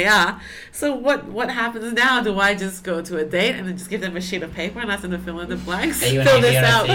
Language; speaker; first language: English; non-native, local second language; Chinese